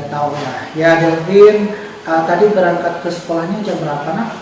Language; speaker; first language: Indonesian; native; Indonesian